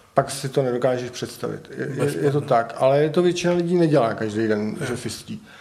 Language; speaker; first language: Czech; native; Czech